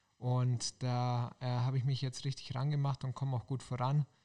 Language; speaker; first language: German; native; German